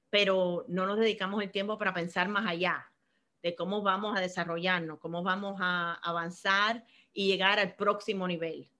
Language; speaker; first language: Spanish; early bilingual, heritage; Spanish